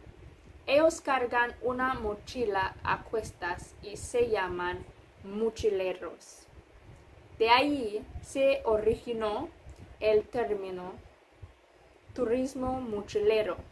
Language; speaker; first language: Spanish; non-native, fluent; English